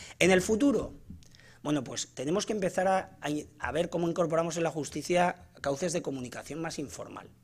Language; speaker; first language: Spanish; native; Spanish